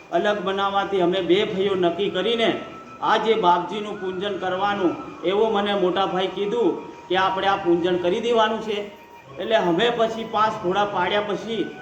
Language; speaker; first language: Gujarati; non-native, local second language; Rathawi